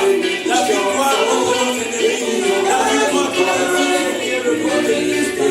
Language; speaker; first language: French; non-native, local second language; Lingala